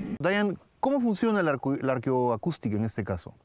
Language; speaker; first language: Spanish; native; Spanish